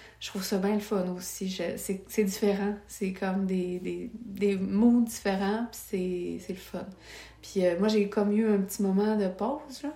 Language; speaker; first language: French; native; French